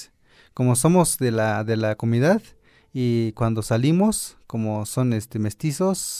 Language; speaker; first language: Spanish; non-native, local second language; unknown